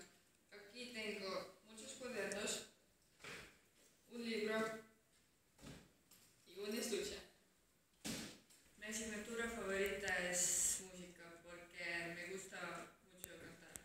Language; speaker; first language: Spanish; non-native, learner; Estonian